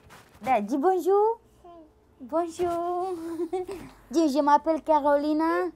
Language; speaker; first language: French; non-native, learner; Romanian